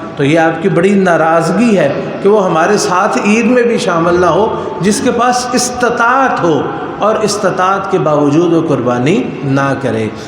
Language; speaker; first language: Urdu; non-native, local second language; Punjabi